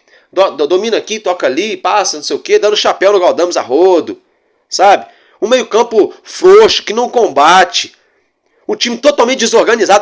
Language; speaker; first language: Portuguese; native; Portuguese